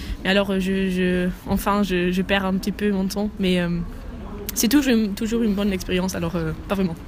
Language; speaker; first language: French; non-native, learner; German